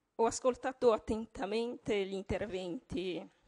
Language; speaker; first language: Italian; non-native, fluent; Kinyarwanda